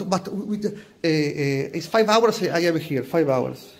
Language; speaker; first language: English; non-native, learner; Italian